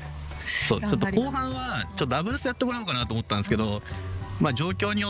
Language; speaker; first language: Japanese; native; Japanese